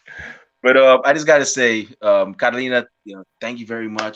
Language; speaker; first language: English; native; English